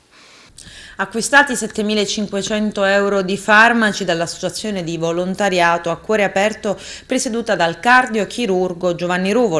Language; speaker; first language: Italian; native; Italian